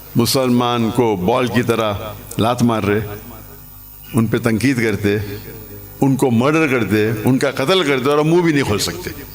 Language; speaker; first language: Urdu; non-native, local second language; English